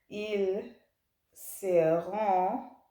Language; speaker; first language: French; non-native, learner; English